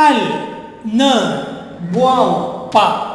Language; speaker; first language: French; non-native, fluent; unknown